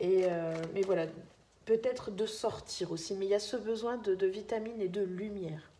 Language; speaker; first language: French; native; French